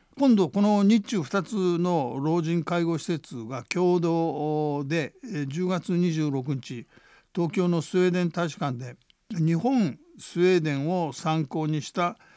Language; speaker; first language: Japanese; native; Japanese